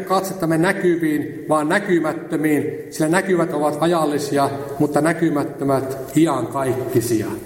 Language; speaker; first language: Finnish; native; Finnish